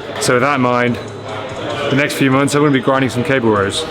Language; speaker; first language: English; native; English